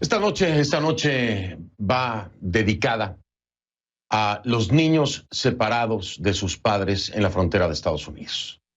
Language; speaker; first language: Spanish; native; Spanish